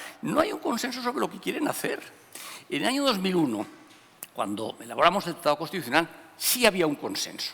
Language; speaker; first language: Spanish; native; Spanish